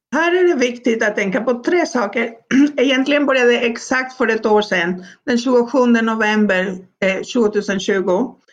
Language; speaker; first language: Swedish; non-native, fluent; Spanish